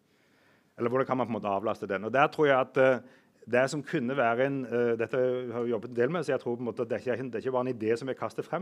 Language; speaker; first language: Norwegian; native; Norwegian